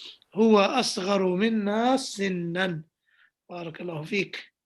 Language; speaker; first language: Arabic; non-native, fluent; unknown